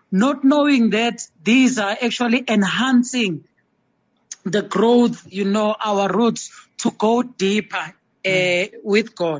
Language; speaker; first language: English; non-native, local second language; Zulu